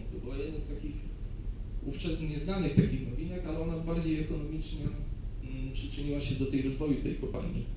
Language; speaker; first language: Polish; native; Polish